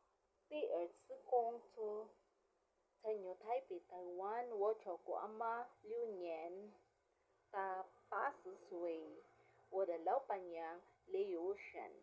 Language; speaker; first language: Chinese; non-native, local second language; Filipino